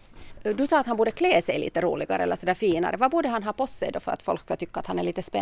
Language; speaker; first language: Swedish; native; Swedish